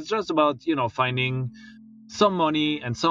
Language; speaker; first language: English; non-native, fluent; French